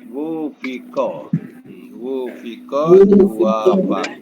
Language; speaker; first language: Arabic; non-native, fluent; Malay